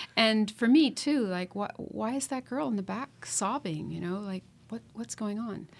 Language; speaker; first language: English; native; English